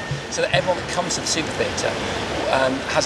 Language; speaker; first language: English; native; English